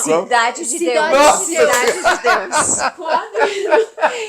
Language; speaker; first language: Portuguese; non-native, fluent; Persian